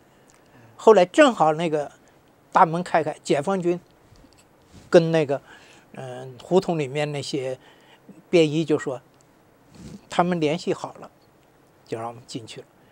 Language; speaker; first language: Chinese; native; Chinese